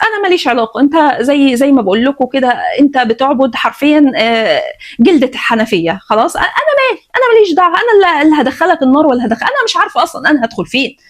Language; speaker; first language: Egyptian Arabic; native; Egyptian Arabic